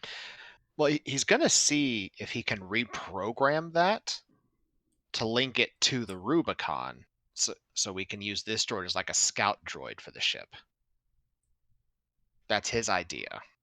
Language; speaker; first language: English; native; English